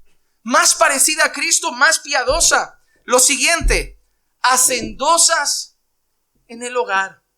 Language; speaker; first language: Spanish; native; Spanish